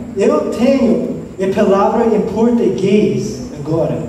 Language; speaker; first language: Portuguese; non-native, learner; English